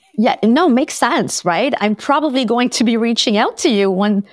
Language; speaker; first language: English; non-native, fluent; French